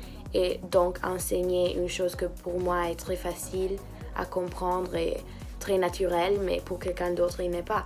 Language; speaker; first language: French; non-native, fluent; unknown